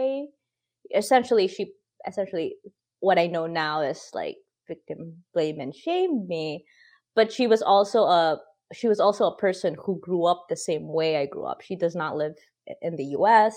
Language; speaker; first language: English; non-native, local second language; Filipino